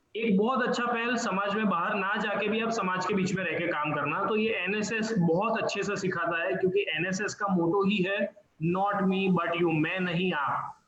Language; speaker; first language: Hindi; non-native, local second language; Gujarati